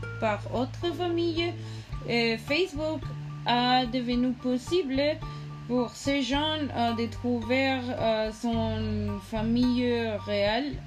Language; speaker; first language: French; non-native, learner; Spanish